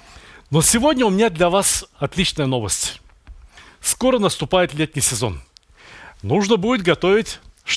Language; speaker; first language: Russian; native; Russian